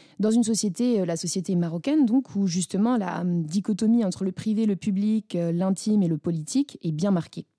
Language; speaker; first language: French; native; French